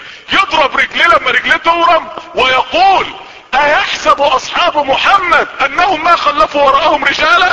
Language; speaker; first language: Arabic; native; Arabic